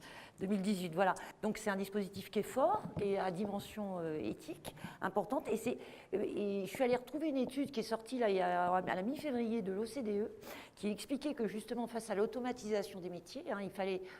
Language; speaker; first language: French; native; French